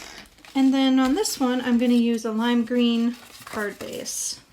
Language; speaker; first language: English; native; English